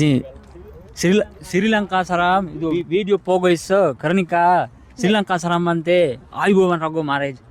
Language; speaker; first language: Korean; non-native, learner; Sinhala